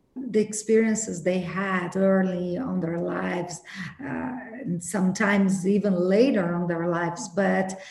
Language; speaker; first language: English; non-native, fluent; Portuguese